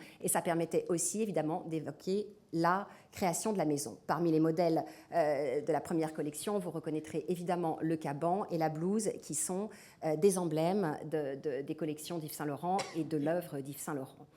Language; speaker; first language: French; native; French